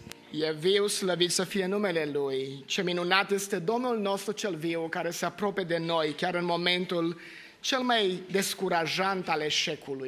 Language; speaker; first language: Romanian; native; Romanian